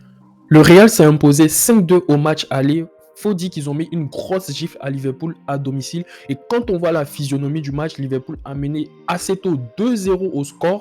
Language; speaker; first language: French; native; French